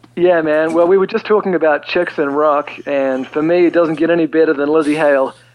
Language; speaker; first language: English; native; English